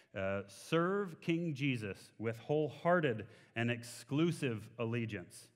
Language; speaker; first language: English; native; English